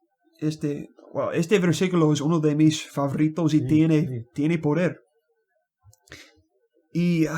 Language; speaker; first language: Spanish; non-native, learner; English